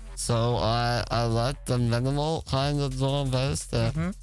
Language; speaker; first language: English; non-native, fluent; Dutch